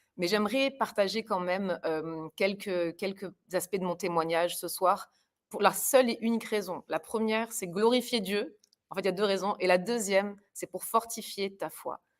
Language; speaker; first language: French; early bilingual, other home language; German